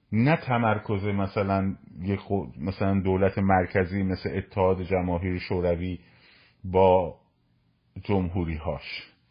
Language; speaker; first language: Persian; native; Persian